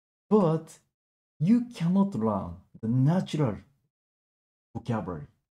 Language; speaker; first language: English; non-native, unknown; Japanese